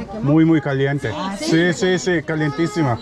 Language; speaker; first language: Spanish; non-native, learner; German